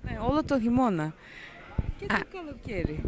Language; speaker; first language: Greek; early bilingual, heritage; Greek